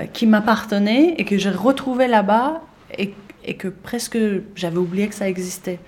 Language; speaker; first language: French; non-native, fluent; Persian